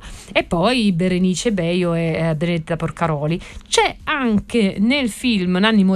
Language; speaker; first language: Italian; native; Italian